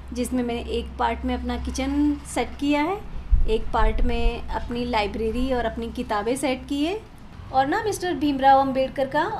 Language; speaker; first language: Hindi; native; Hindi